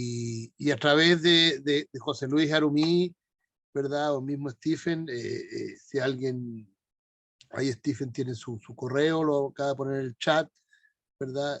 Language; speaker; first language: Spanish; native; Spanish